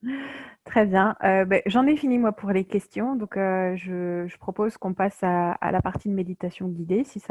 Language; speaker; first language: French; native; French